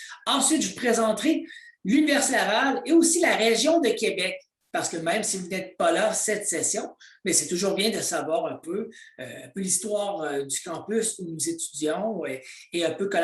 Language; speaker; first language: French; native; French